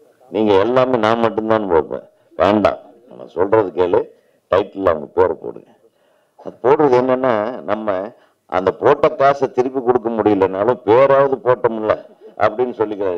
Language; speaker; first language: Tamil; native; Tamil